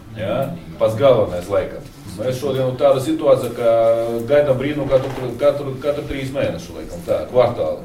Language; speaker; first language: Latvian; non-native, local second language; Russian